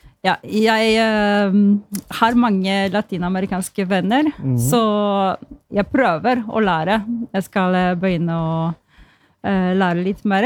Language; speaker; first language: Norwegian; non-native, fluent; Polish